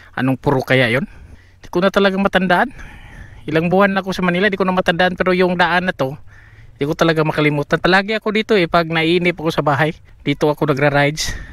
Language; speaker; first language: Filipino; non-native, local second language; Cebuano